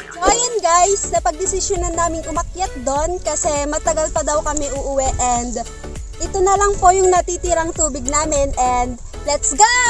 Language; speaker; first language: Filipino; non-native, local second language; Iloko